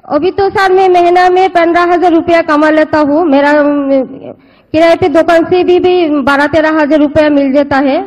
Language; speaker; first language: Hindi; non-native, local second language; Bangla